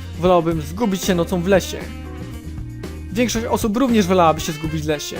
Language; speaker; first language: Polish; native; Polish